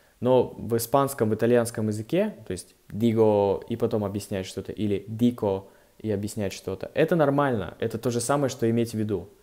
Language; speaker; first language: Russian; native; Russian